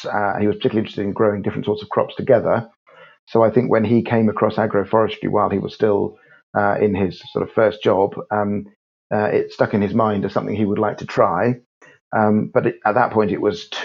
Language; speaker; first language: English; native; English